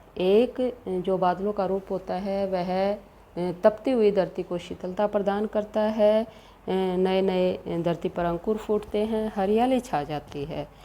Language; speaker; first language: Hindi; native; Hindi